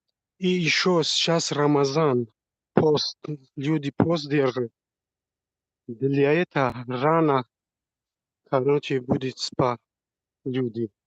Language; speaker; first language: Russian; non-native, learner; Tajik